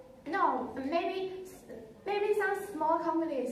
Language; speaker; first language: English; non-native, learner; Chinese